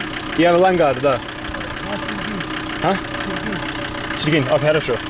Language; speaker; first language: Russian; non-native, fluent; English